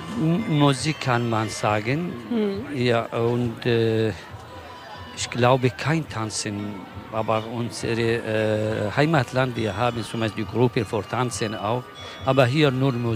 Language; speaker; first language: German; non-native, learner; Kurdish